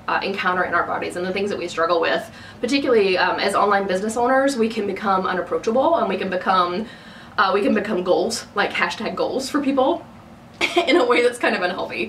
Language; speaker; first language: English; native; English